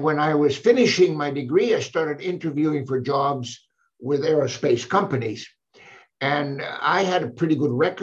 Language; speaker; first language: English; non-native, fluent; Spanish